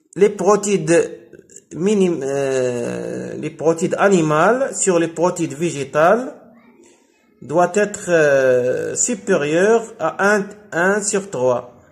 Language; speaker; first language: French; non-native, local second language; Arabic